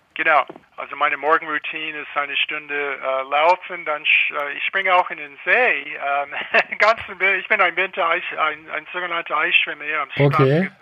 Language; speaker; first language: German; non-native, fluent; English